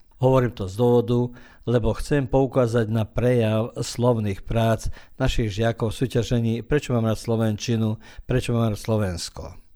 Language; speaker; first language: Slovak; early bilingual, heritage; Slovak